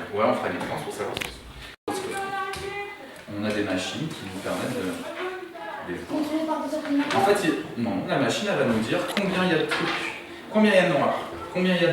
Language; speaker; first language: French; native; French